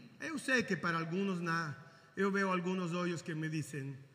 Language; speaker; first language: Portuguese; non-native, learner; Italian